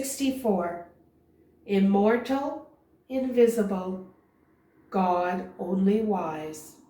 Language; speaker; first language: English; native; English